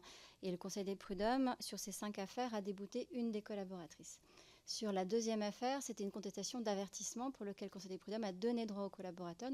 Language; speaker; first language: French; native; French